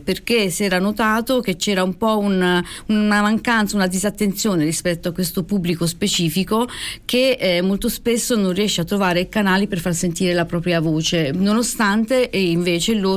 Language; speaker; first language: Italian; native; Italian